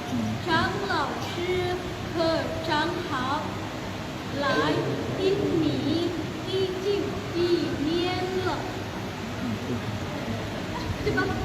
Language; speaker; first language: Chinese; non-native, fluent; Indonesian